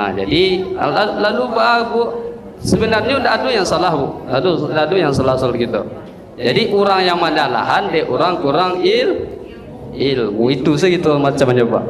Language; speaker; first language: Malay; non-native, local second language; Minangkabau